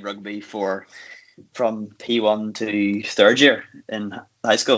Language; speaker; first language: English; native; English